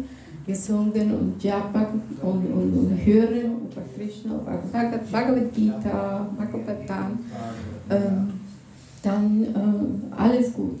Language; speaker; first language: German; non-native, fluent; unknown